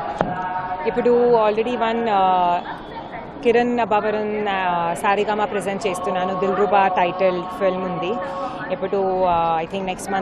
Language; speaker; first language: Telugu; non-native, learner; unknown